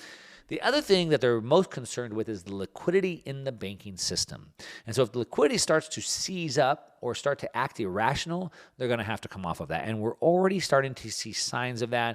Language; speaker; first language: English; native; English